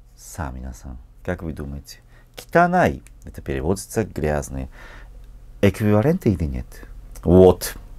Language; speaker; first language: Russian; non-native, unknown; Japanese